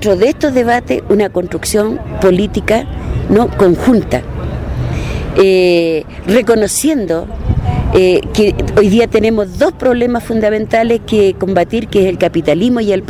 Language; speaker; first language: Spanish; native; Spanish